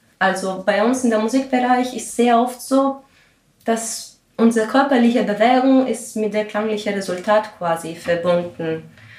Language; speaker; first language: German; non-native, fluent; Greek